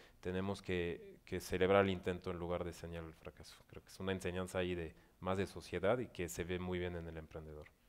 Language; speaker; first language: Spanish; non-native, fluent; French